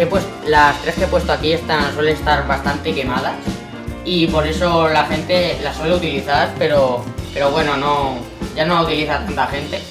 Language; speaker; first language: Spanish; native; Spanish